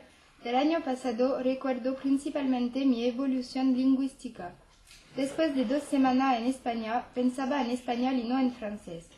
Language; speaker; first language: Spanish; non-native, learner; French